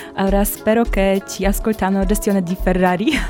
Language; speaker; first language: Italian; non-native, learner; Polish